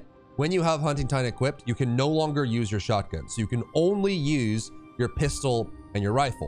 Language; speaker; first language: English; native; English